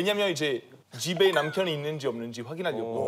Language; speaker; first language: Korean; non-native, fluent; Italian